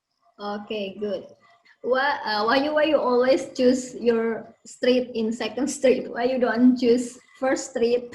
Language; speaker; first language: English; non-native, learner; Indonesian